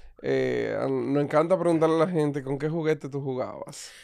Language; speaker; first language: Spanish; native; Spanish